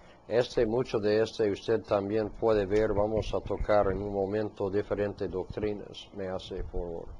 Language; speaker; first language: Spanish; non-native, fluent; English